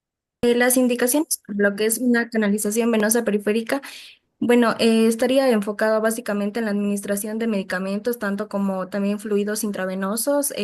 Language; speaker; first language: Spanish; native; Spanish